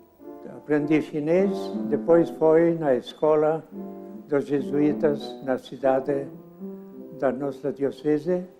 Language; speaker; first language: Portuguese; non-native, fluent; Italian